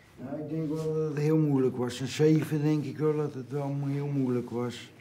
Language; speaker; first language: Dutch; native; Dutch